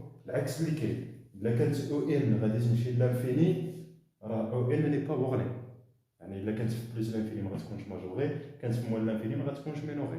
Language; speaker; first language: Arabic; native; Arabic